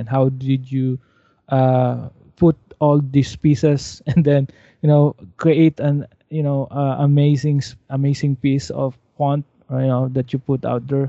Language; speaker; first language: English; non-native, local second language; Filipino